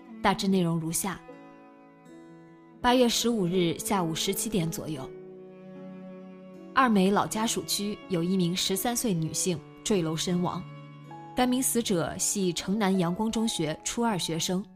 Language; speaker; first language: Chinese; native; Chinese